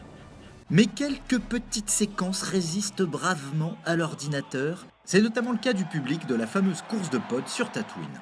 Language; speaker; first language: French; native; French